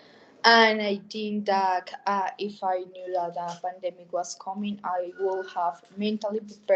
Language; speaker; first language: English; non-native, learner; Spanish